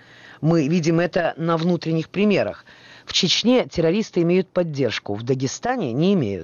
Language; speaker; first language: Russian; native; Russian